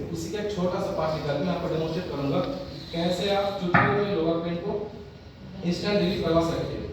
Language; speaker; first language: Hindi; non-native, local second language; Bangla